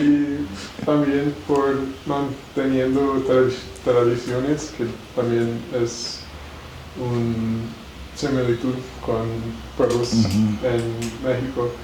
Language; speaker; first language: Spanish; non-native, learner; English